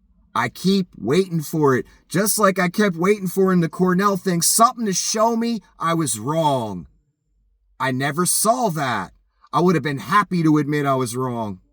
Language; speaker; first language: English; native; English